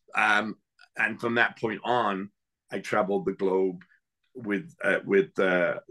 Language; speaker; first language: English; native; English